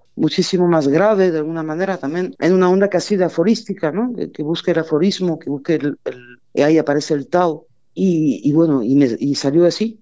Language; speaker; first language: Spanish; non-native, fluent; French